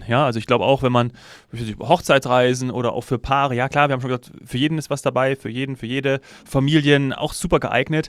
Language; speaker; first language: German; native; German